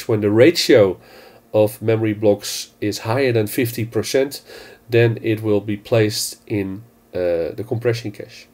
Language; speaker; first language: English; non-native, fluent; Dutch